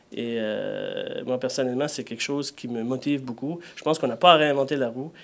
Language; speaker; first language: French; native; French